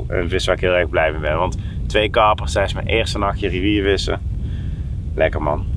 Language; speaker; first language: Dutch; native; Dutch